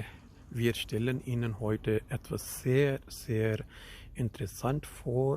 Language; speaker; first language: German; non-native, fluent; Urdu